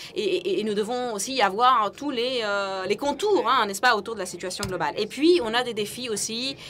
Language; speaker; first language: French; non-native, fluent; English